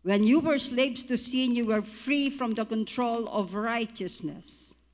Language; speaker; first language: English; non-native, local second language; Filipino